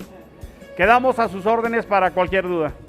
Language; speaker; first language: Spanish; native; Spanish